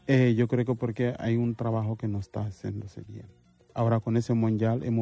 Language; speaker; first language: Spanish; non-native, fluent; Wolof